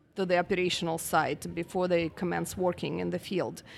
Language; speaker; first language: English; non-native, fluent; Russian